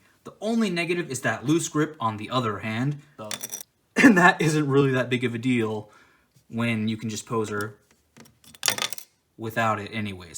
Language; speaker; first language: English; native; English